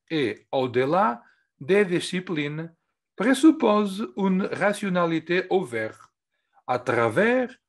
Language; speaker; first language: French; non-native, fluent; Portuguese